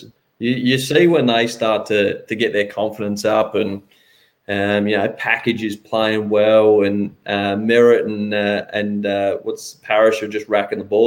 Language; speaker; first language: English; native; English